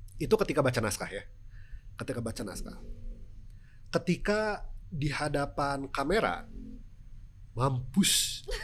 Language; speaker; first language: Indonesian; non-native, local second language; Sundanese